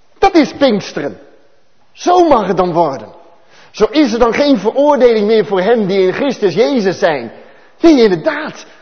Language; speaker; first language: Dutch; native; Dutch